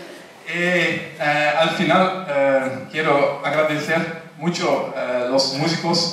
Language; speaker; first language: Spanish; non-native, learner; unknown